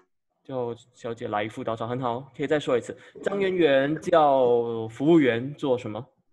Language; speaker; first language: Chinese; non-native, fluent; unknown